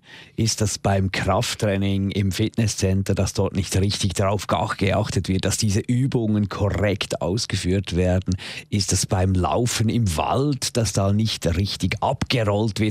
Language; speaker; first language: German; native; German